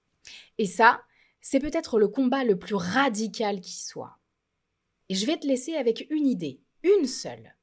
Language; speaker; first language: French; native; French